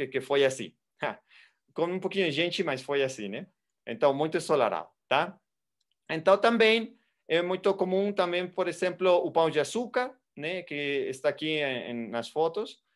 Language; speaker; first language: Portuguese; non-native, fluent; Spanish